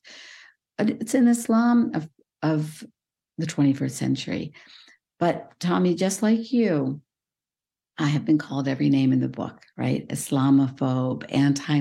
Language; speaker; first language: English; early bilingual, other home language; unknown